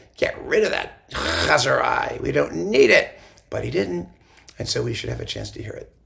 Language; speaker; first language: English; native; English